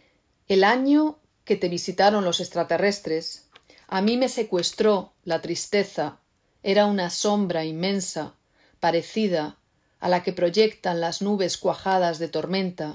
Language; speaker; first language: Spanish; native; Spanish